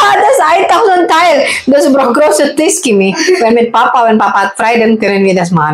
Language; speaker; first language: German; non-native, learner; Indonesian